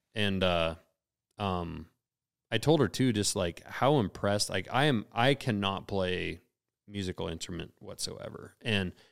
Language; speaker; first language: English; native; English